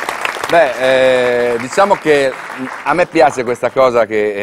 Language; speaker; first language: Italian; native; Italian